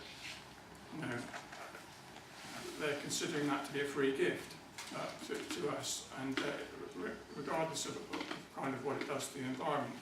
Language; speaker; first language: English; native; English